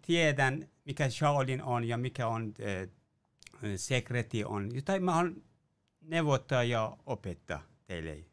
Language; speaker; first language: Finnish; non-native, learner; Persian